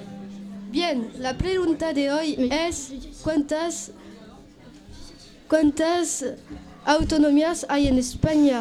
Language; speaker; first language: Spanish; non-native, learner; French